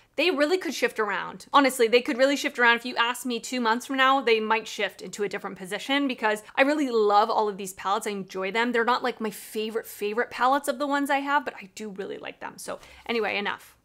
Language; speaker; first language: English; native; English